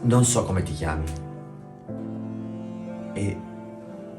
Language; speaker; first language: Italian; native; Italian